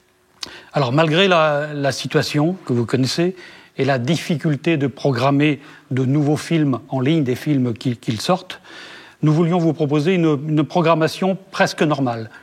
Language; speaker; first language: French; native; French